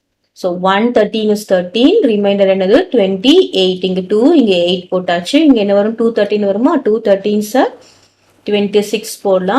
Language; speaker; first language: Tamil; native; Tamil